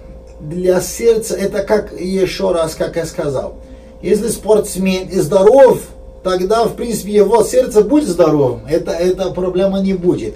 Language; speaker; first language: Russian; non-native, learner; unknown